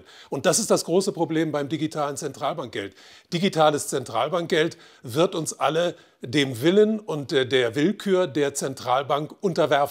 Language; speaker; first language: German; native; German